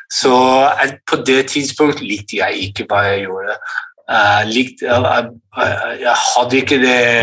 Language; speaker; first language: Norwegian; early bilingual, heritage; English